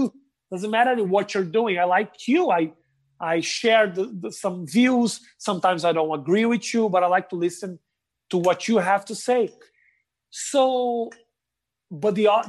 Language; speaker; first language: English; non-native, fluent; Portuguese